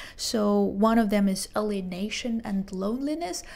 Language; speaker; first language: English; non-native, fluent; Hebrew